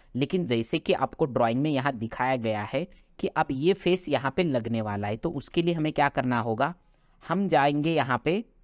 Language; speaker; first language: Hindi; non-native, local second language; Marathi